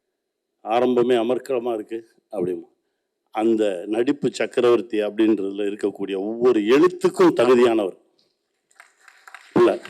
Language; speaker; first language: Tamil; native; Tamil